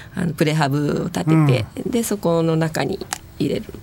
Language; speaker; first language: Japanese; native; Japanese